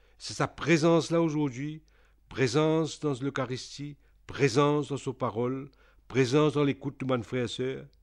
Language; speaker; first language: French; non-native, local second language; Réunion Creole French